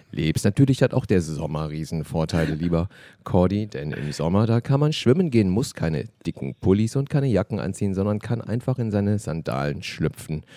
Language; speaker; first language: German; native; German